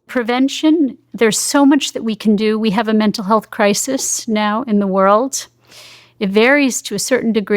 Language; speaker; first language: English; native; English